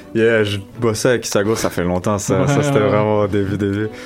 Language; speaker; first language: French; non-native, local second language; Arabic